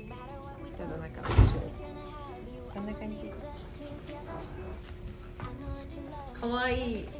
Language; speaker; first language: Japanese; native; Japanese